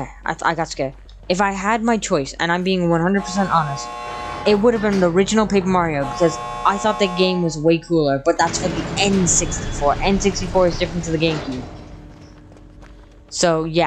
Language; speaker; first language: English; native; English